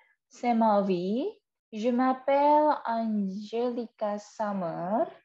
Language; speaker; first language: French; non-native, fluent; Indonesian